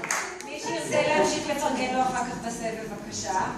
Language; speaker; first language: Hebrew; native; Hebrew